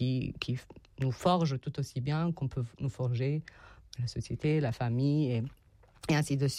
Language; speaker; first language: French; non-native, fluent; Serbian